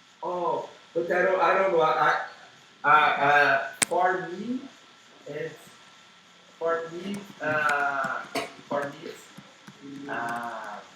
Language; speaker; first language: English; non-native, learner; Portuguese